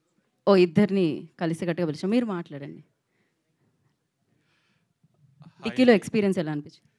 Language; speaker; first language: Telugu; native; Telugu